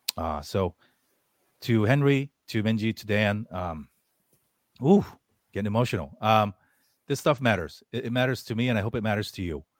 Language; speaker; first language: English; early bilingual, other home language; Korean